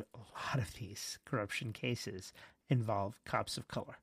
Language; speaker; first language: English; early bilingual, other home language; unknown